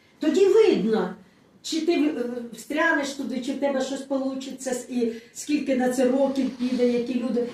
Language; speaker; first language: Ukrainian; non-native, local second language; Russian